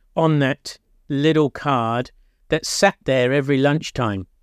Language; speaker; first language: English; native; English